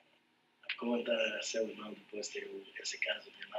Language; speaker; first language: Portuguese; non-native, fluent; English